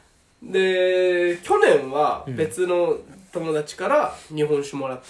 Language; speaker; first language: Japanese; native; Japanese